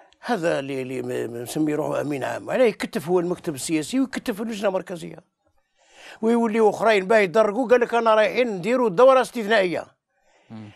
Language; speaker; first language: Arabic; native; Arabic